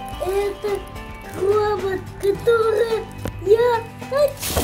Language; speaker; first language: Russian; early bilingual, heritage; Russian